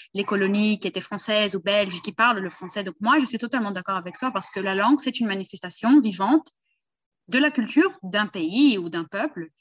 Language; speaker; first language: French; early bilingual, heritage; Portuguese